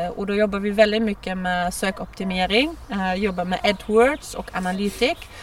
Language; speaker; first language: Swedish; non-native, fluent; German